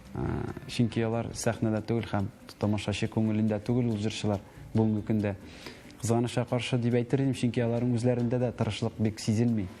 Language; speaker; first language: Tatar; native; Tatar